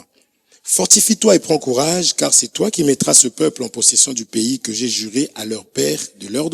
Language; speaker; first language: French; non-native, local second language; Lingala